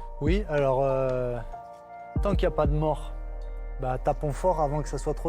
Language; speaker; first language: French; native; French